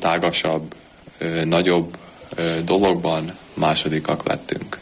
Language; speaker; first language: Hungarian; early bilingual, heritage; Hungarian